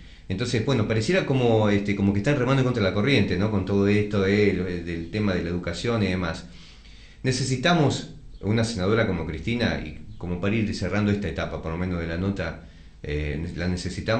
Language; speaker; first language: Spanish; native; Spanish